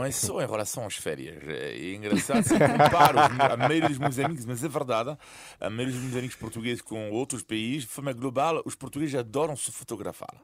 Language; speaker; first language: Portuguese; non-native, fluent; French